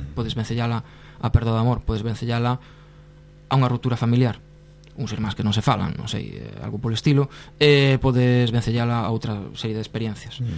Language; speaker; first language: Galician; non-native, local second language; Spanish